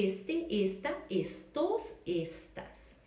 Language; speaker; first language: Spanish; non-native, fluent; Portuguese